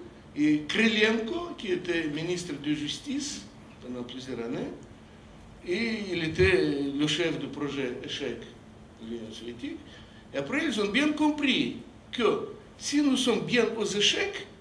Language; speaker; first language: French; non-native, fluent; Russian